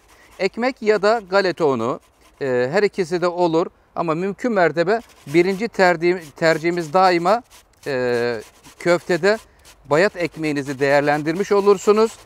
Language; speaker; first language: Turkish; native; Turkish